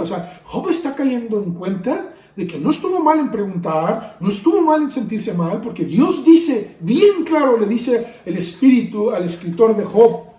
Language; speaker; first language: Spanish; native; Spanish